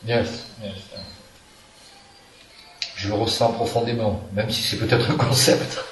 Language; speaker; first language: French; non-native, fluent; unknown